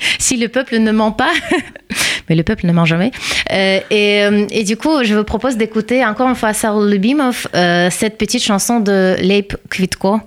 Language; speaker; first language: French; non-native, fluent; Russian